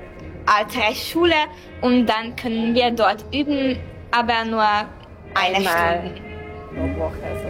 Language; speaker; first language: German; non-native, learner; Hungarian